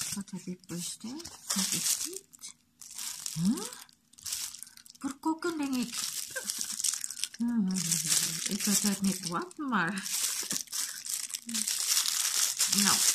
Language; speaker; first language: Dutch; non-native, learner; Indonesian